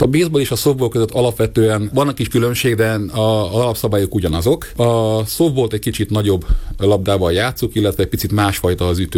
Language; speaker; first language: Hungarian; native; Hungarian